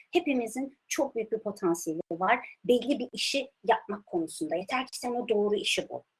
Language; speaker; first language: Turkish; early bilingual, heritage; Turkish